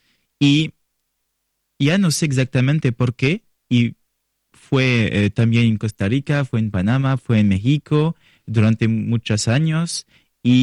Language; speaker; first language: Spanish; non-native, learner; French